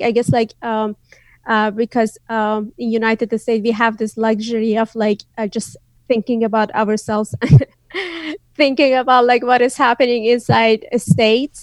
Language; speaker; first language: English; non-native, fluent; Azerbaijani